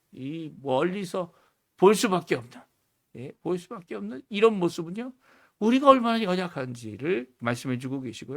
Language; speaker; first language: Korean; native; Korean